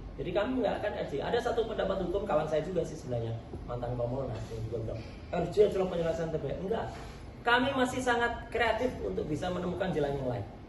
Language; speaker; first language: Indonesian; non-native, local second language; Javanese